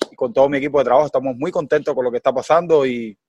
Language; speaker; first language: Spanish; native; Spanish